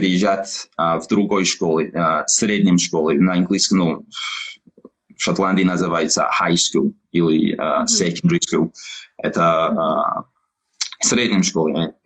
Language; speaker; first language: Russian; non-native, learner; English